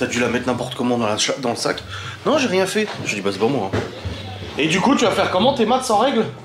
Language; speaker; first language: French; native; French